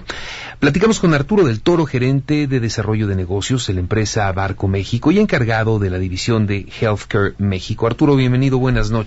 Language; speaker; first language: Spanish; native; Spanish